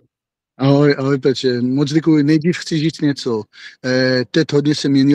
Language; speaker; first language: Czech; non-native, fluent; Hebrew